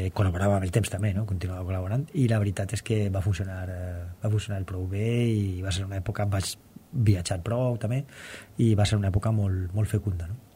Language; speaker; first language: Catalan; non-native, local second language; Spanish